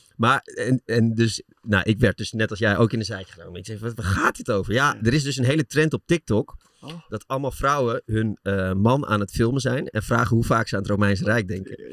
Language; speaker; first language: Dutch; native; Dutch